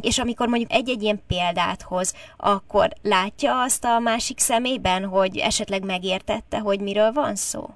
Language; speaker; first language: Hungarian; native; Hungarian